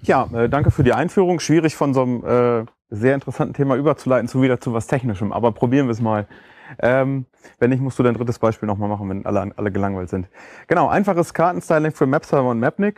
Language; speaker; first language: German; native; German